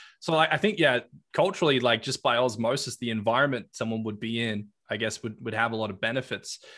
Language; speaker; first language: English; native; English